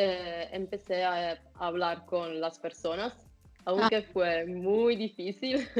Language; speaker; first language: Spanish; non-native, fluent; Italian